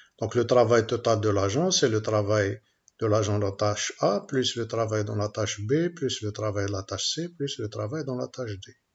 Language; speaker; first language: French; non-native, local second language; Arabic